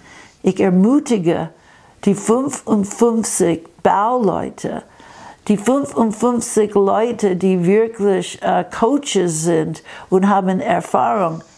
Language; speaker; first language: German; non-native, fluent; English